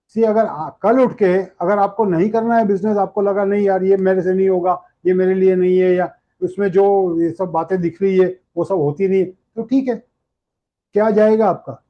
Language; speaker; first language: Hindi; non-native, local second language; Gujarati